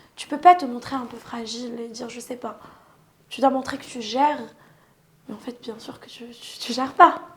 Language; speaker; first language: French; non-native, local second language; Arabic